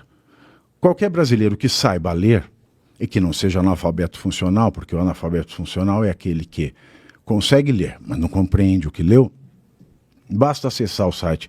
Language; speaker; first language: Portuguese; native; Portuguese